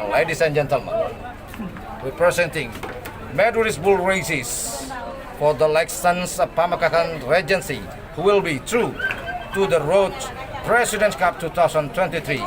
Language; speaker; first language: English; non-native, learner; Indonesian